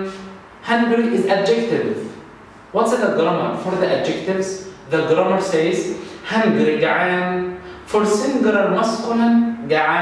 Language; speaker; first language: English; non-native, fluent; Arabic